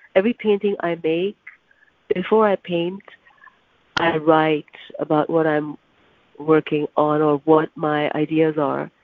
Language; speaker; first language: English; non-native, local second language; Urdu